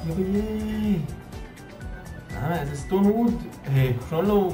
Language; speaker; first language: Arabic; native; Arabic